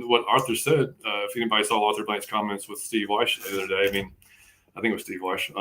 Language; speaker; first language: English; native; English